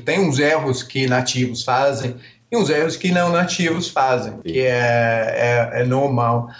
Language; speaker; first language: Portuguese; non-native, fluent; English